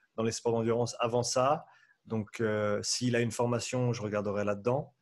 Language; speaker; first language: French; native; French